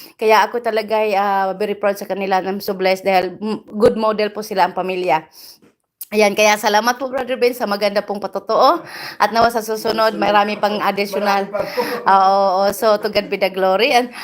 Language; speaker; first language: Filipino; native; Filipino